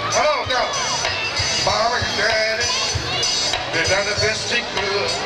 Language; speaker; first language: English; native; English